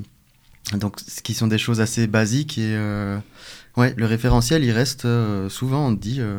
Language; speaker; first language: French; native; French